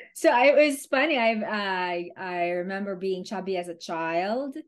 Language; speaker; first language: English; non-native, local second language; Filipino